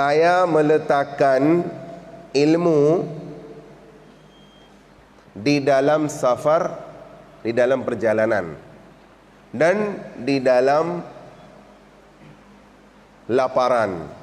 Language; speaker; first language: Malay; non-native, fluent; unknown